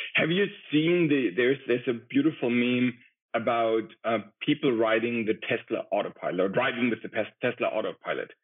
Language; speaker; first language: English; non-native, fluent; German